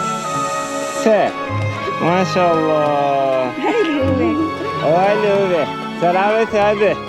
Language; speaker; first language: Turkish; native; Turkish